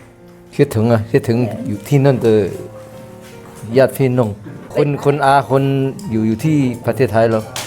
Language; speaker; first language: Thai; early bilingual, heritage; Thai